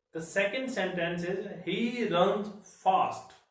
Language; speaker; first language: English; non-native, local second language; Punjabi